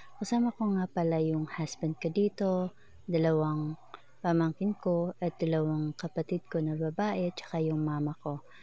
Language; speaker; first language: Filipino; non-native, local second language; Cebuano